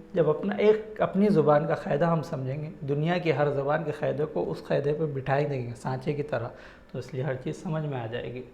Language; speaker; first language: Urdu; native; Urdu